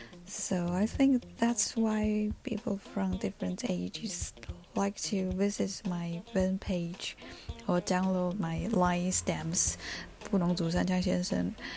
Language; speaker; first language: English; non-native, fluent; Chinese